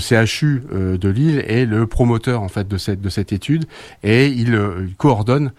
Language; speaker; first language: French; native; French